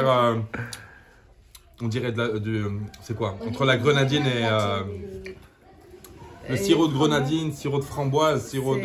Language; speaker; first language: French; native; French